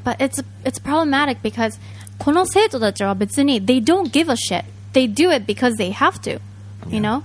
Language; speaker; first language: English; non-native, fluent; Japanese